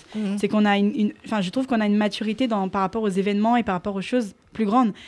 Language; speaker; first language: French; non-native, local second language; Lingala